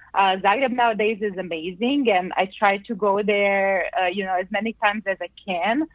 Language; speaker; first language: English; non-native, fluent; Croatian